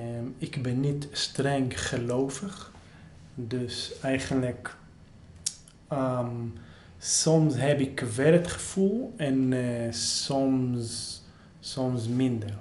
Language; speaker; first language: Dutch; non-native, fluent; Hebrew